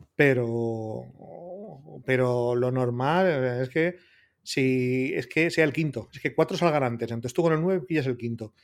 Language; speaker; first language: Spanish; native; Spanish